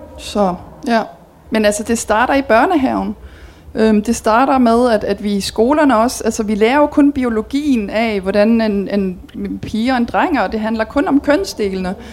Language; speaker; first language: Danish; early bilingual, heritage; Danish